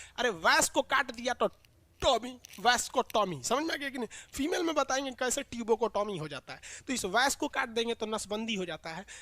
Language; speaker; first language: Hindi; native; Hindi